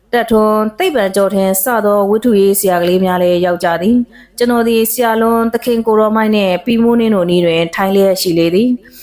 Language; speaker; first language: Burmese; native; Burmese